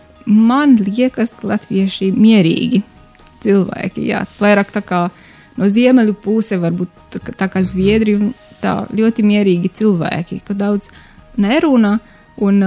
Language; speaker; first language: Latvian; non-native, learner; Romanian